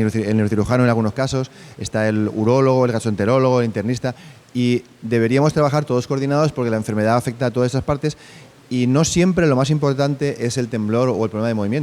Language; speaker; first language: Spanish; native; Spanish